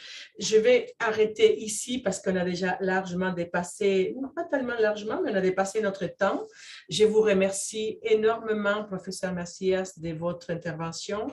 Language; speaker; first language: French; non-native, fluent; Spanish